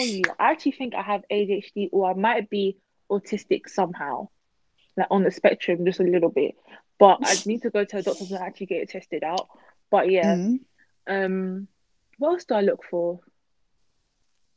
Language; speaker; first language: English; native; English